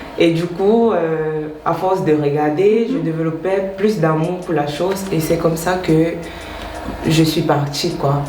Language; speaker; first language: French; native; French